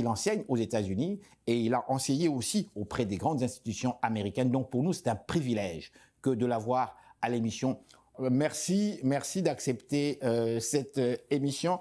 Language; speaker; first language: French; non-native, local second language; Lingala